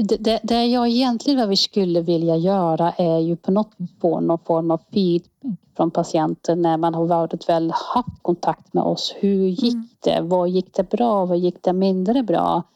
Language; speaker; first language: Swedish; non-native, fluent; Dutch